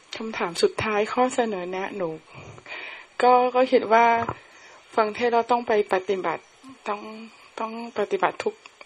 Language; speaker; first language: Thai; native; Thai